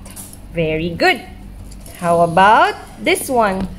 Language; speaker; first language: English; non-native, local second language; Filipino